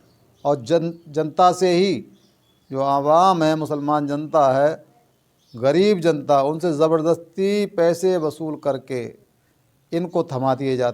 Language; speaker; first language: Urdu; native; Urdu